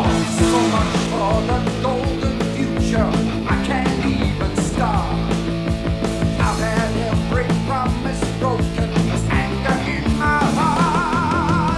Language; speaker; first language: English; native; English